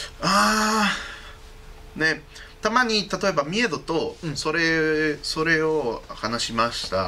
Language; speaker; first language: Japanese; non-native, learner; Spanish